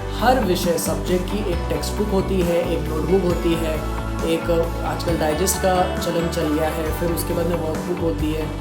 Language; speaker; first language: Hindi; native; Hindi